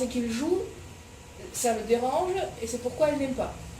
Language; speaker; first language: French; non-native, fluent; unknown